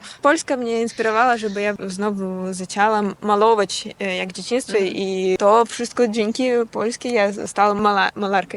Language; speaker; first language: Polish; non-native, learner; Russian